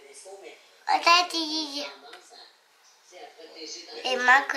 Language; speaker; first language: French; native; French